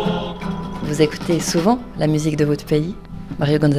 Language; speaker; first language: French; native; French